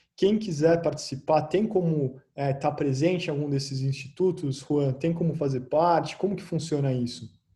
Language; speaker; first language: Portuguese; native; Portuguese